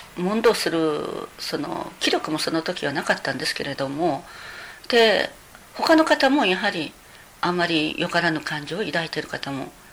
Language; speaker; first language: Japanese; native; Japanese